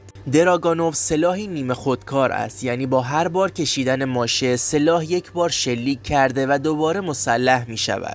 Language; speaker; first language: Persian; native; Persian